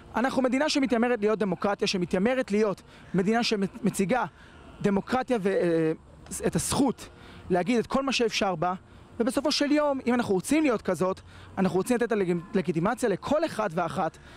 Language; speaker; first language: Hebrew; native; Hebrew